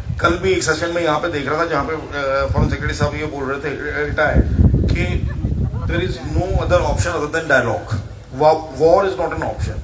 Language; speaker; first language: Hindi; native; Hindi